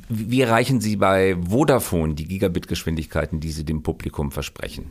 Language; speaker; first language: German; native; German